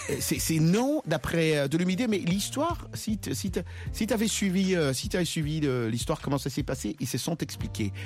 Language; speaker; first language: French; non-native, local second language; Lingala